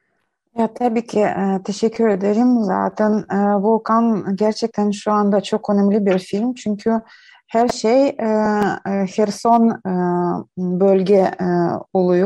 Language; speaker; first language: Turkish; non-native, learner; Ukrainian